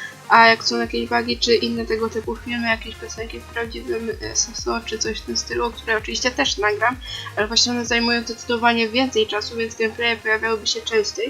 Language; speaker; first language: Polish; native; Polish